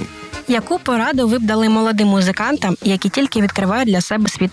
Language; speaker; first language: Ukrainian; native; Ukrainian